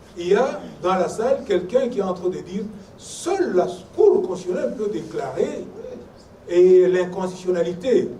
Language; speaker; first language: French; non-native, local second language; Swahili